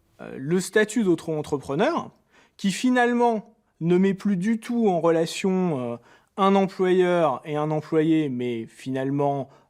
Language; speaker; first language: French; native; French